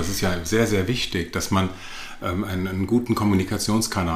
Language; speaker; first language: German; native; German